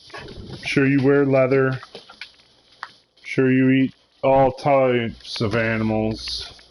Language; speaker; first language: English; native; English